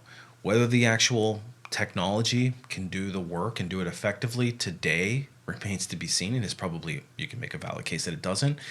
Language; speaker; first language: English; native; English